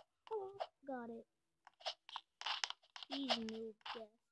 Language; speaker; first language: English; native; English